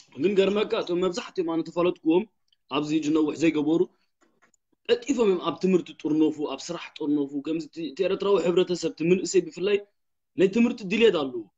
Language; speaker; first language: Tigrinya; early bilingual, heritage; Tigrinya